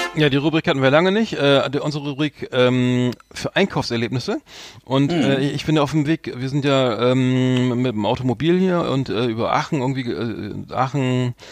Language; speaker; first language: German; native; German